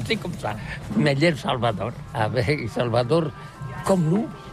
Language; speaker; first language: French; non-native, learner; Catalan